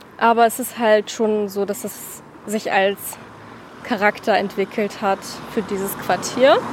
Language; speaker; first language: German; native; German